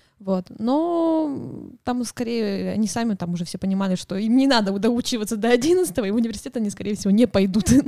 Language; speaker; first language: Russian; native; Russian